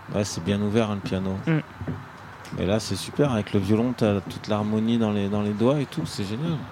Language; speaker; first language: French; native; French